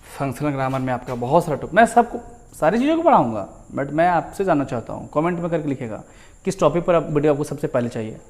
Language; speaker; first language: Hindi; native; Hindi